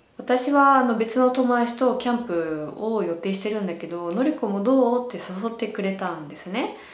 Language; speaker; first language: Japanese; native; Japanese